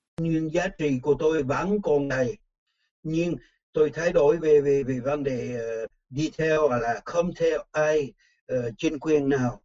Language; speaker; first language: Vietnamese; non-native, fluent; French